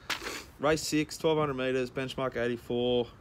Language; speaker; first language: English; native; English